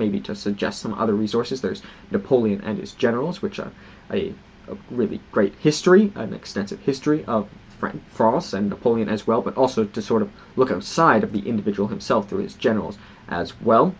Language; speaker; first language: English; native; English